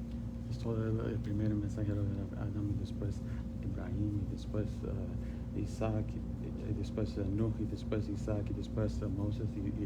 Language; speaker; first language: Spanish; non-native, learner; Pashto